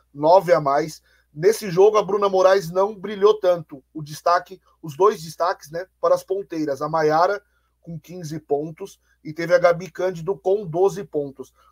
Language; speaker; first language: Portuguese; native; Portuguese